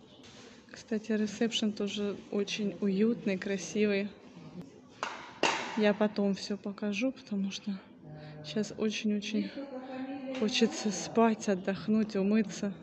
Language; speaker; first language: Russian; native; Russian